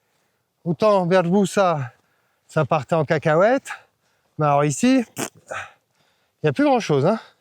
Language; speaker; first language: French; native; French